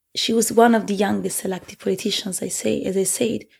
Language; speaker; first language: English; early bilingual, heritage; Italian